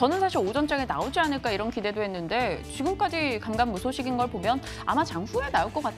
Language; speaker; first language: Korean; native; Korean